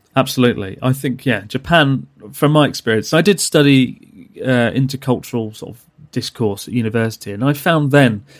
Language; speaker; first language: English; native; English